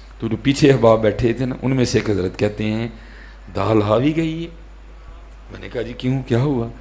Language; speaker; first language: Urdu; non-native, local second language; Punjabi